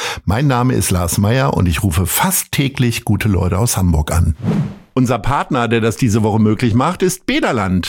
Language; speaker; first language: German; native; German